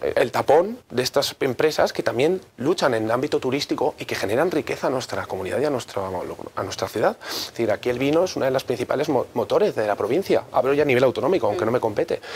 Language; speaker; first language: Spanish; native; Spanish